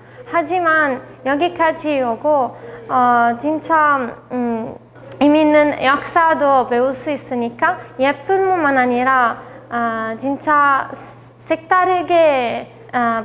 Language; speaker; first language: Korean; non-native, fluent; Italian